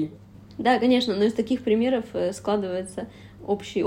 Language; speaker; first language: Russian; native; Russian